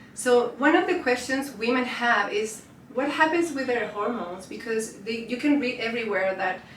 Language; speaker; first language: English; non-native, fluent; Spanish